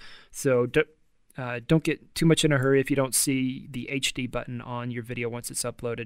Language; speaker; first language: English; native; English